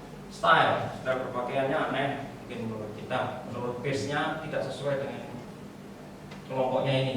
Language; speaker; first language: Indonesian; native; Indonesian